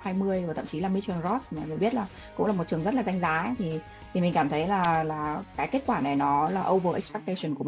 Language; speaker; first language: Vietnamese; native; Vietnamese